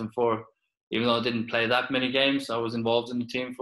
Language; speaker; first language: English; non-native, fluent; Icelandic